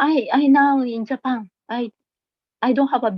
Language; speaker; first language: English; non-native, learner; Japanese